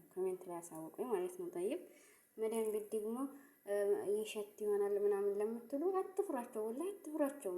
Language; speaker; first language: Amharic; native; Amharic